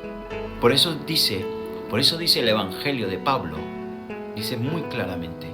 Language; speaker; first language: Spanish; native; Spanish